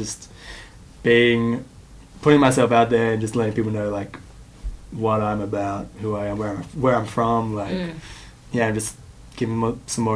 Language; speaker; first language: English; native; English